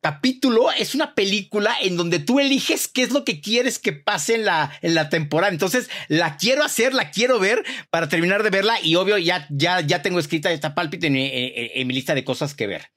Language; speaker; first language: Spanish; native; Spanish